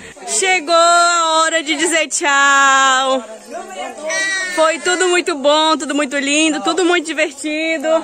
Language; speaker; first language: Portuguese; native; Portuguese